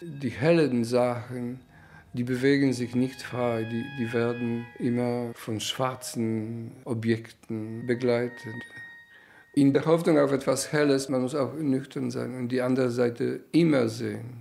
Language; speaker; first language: German; non-native, fluent; Polish